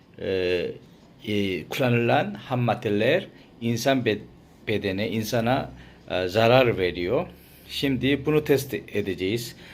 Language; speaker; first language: Turkish; non-native, learner; Korean